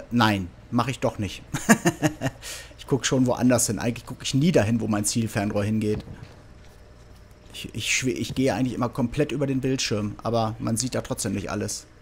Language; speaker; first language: German; native; German